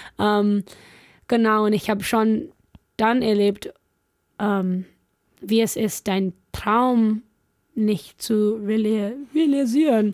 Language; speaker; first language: German; non-native, learner; English